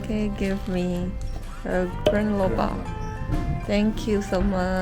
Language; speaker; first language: English; non-native, learner; Chinese